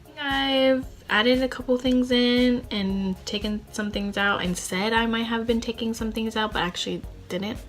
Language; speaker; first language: English; native; English